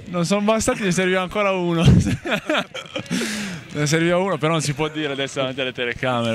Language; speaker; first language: Italian; native; Italian